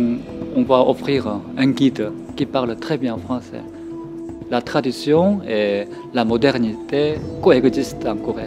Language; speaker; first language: French; non-native, fluent; Korean